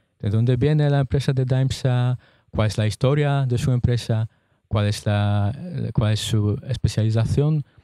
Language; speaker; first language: Spanish; non-native, fluent; Polish